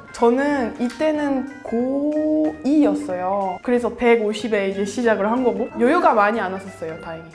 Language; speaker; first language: Korean; non-native, fluent; French